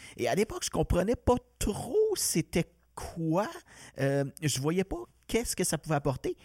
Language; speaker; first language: French; native; French